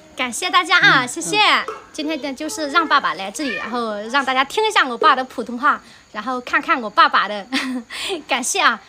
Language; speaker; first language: Chinese; early bilingual, heritage; Chinese